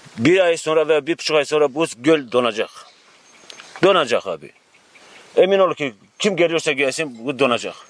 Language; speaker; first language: Turkish; native; Turkish